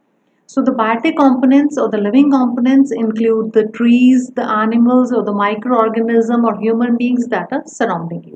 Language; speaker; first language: English; non-native, local second language; Punjabi